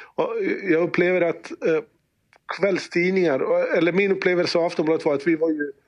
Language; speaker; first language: Swedish; early bilingual, other home language; Bosnian